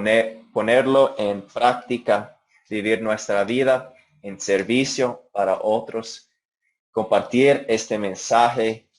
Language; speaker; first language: Spanish; non-native, fluent; English